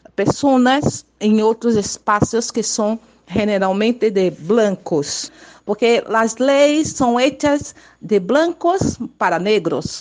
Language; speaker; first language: Spanish; non-native, fluent; Portuguese